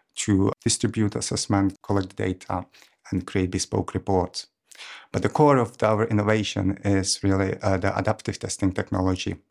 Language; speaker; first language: English; non-native, fluent; Czech